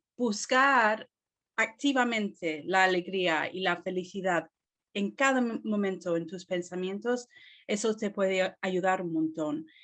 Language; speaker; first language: Spanish; non-native, fluent; English